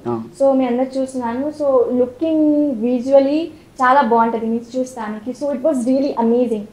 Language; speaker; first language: Telugu; non-native, local second language; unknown